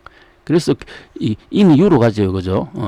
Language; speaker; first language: Korean; native; Korean